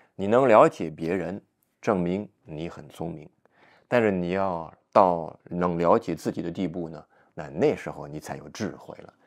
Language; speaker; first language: Chinese; non-native, fluent; French